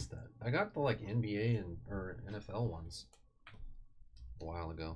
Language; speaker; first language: English; native; English